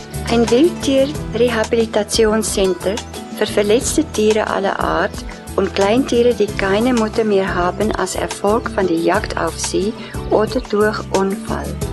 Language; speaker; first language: German; non-native, fluent; Afrikaans